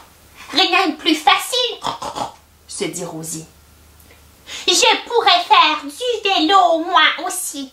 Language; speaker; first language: French; native; French